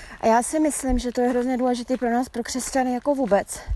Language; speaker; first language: Czech; native; Czech